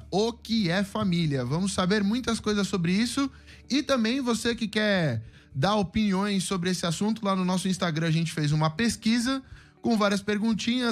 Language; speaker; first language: Portuguese; native; Portuguese